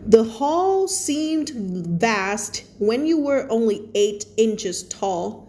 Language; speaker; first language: English; non-native, fluent; Thai